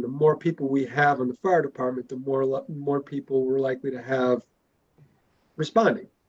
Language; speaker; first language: English; native; English